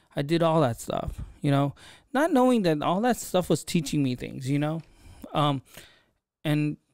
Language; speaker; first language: English; native; English